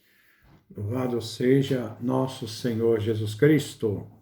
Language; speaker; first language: Portuguese; native; Portuguese